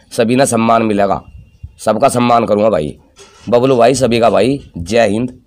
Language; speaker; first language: Hindi; native; Hindi